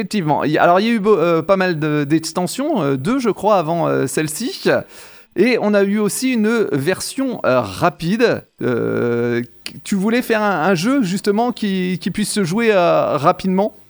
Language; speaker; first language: French; native; French